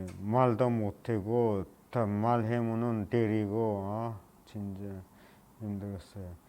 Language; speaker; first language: Korean; non-native, learner; Persian